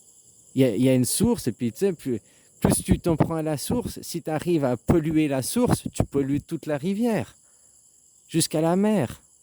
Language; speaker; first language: French; native; French